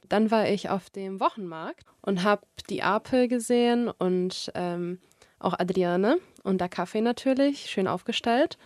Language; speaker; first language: German; early bilingual, other home language; Portuguese